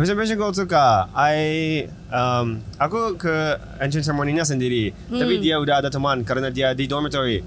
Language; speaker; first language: Indonesian; non-native, fluent; Japanese